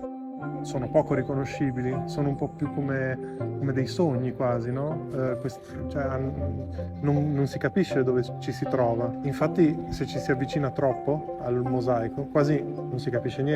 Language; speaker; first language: Italian; native; Italian